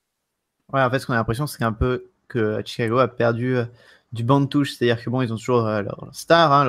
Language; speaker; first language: French; native; French